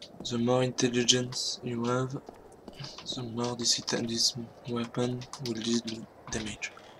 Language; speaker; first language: English; non-native, learner; French